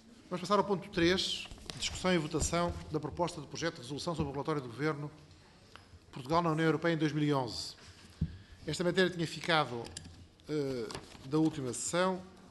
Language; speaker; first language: Portuguese; native; Portuguese